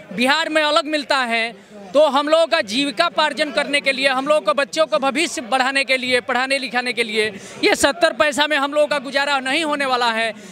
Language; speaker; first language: Hindi; native; Hindi